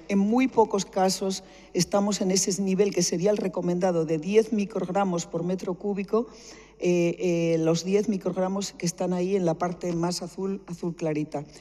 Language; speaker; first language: Spanish; native; Spanish